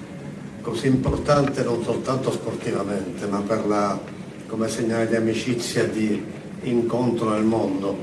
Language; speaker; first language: Italian; native; Italian